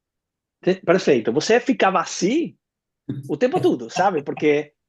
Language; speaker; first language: Portuguese; non-native, fluent; Spanish